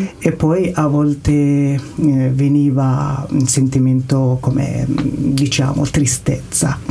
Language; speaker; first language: Italian; non-native, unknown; Persian